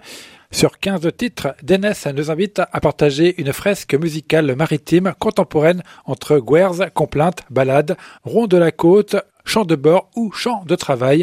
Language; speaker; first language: French; native; French